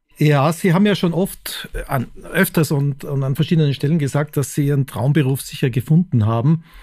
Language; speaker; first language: German; native; German